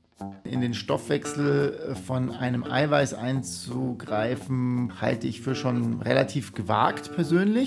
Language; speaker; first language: German; native; German